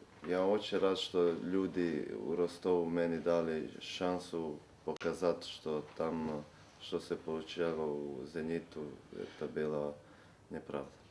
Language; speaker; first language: Russian; non-native, learner; Serbian